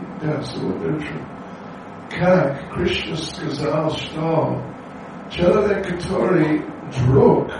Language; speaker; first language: Russian; non-native, learner; English